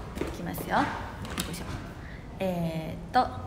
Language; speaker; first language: Japanese; native; Japanese